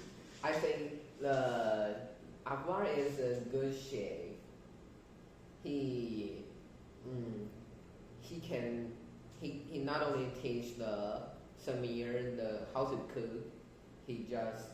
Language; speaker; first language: English; non-native, learner; Chinese